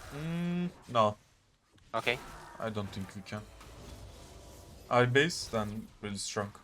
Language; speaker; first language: English; non-native, learner; Turkish